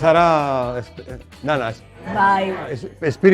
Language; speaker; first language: Basque; non-native, local second language; Spanish